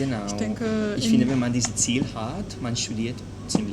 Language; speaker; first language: German; non-native, fluent; Catalan